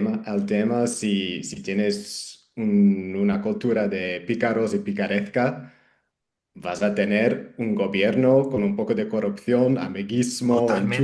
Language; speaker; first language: Spanish; non-native, fluent; English